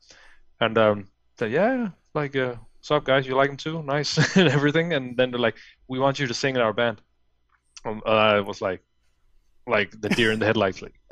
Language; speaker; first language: English; non-native, fluent; Danish